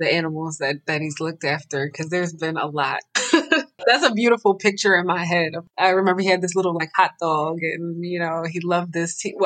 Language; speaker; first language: English; native; English